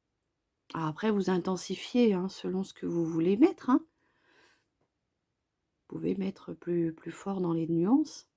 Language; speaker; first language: French; native; French